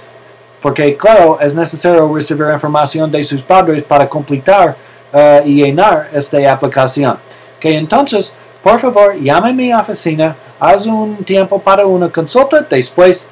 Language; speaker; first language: Spanish; non-native, learner; English